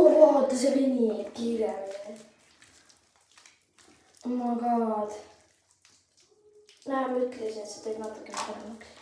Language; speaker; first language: Estonian; early bilingual, heritage; Estonian